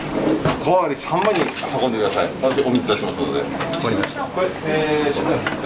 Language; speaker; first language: Japanese; native; Japanese